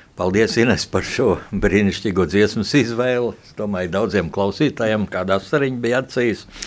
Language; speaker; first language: Latvian; native; Latvian